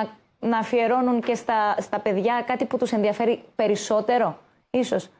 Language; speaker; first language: Greek; native; Greek